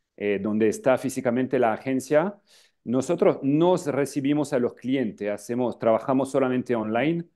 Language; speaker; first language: Spanish; non-native, fluent; French